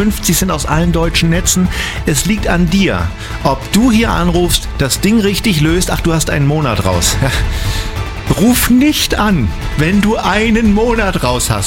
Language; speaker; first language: German; native; German